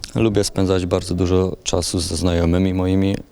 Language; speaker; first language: Polish; native; Polish